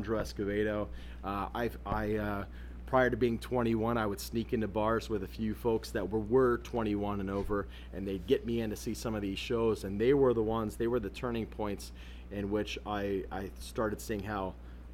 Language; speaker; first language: English; native; English